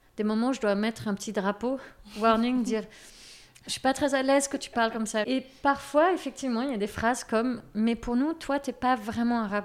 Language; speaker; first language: French; native; French